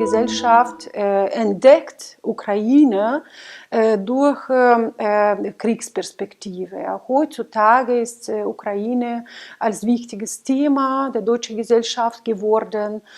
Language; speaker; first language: German; non-native, fluent; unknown